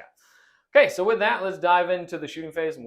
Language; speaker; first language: English; native; English